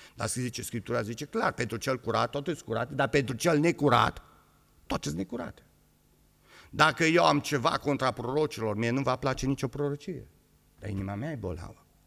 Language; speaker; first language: Romanian; native; Romanian